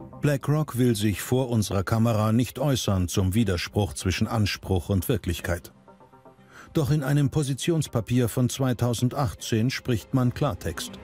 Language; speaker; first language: German; native; German